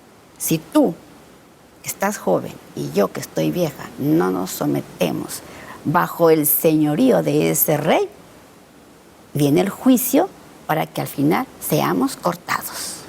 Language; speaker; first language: Spanish; native; Spanish